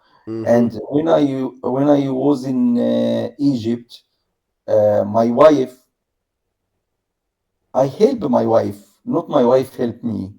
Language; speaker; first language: English; non-native, learner; Arabic